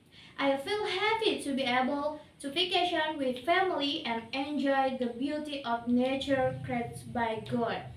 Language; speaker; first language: English; non-native, learner; Indonesian